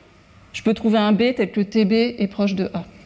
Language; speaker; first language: French; native; French